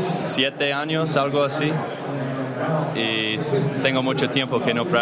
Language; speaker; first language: Spanish; non-native, learner; English